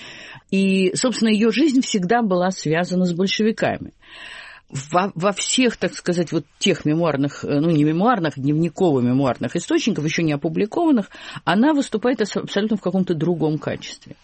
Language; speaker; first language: Russian; native; Russian